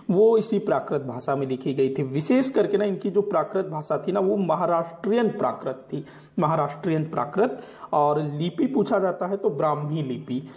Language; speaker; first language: Hindi; non-native, local second language; Marathi